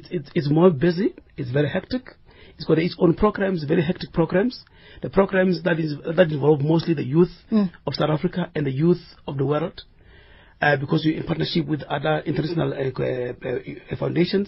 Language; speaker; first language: English; non-native, local second language; Northern Sotho